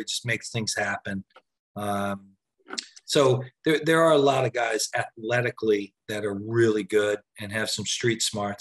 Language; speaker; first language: English; native; English